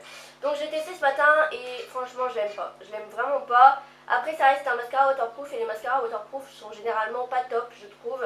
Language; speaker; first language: French; native; French